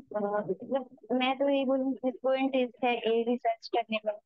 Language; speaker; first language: Hindi; native; Hindi